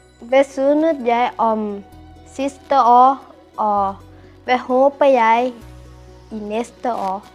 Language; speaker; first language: Danish; non-native, learner; Thai